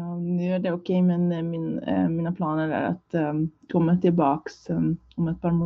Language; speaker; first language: Swedish; non-native, fluent; Hungarian